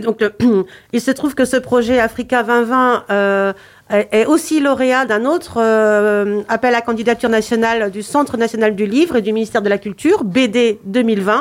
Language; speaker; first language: French; native; French